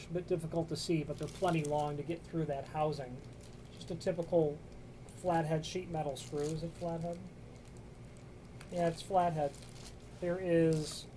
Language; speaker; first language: English; native; English